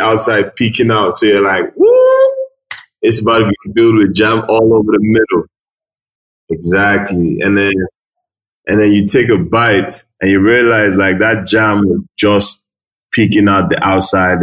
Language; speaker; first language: English; non-native, local second language; Igbo